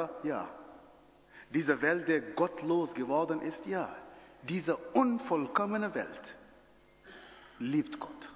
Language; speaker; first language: German; non-native, fluent; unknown